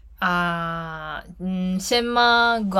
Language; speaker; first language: Chinese; non-native, learner; Japanese